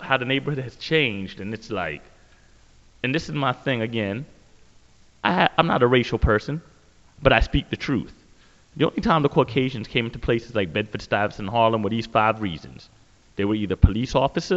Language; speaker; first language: English; native; English